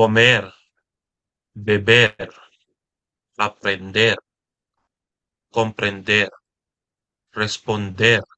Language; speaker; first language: Spanish; non-native, learner; Filipino